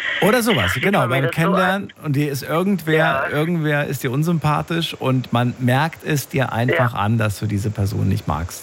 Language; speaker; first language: German; native; German